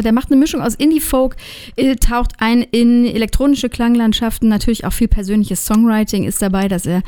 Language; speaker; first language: German; native; German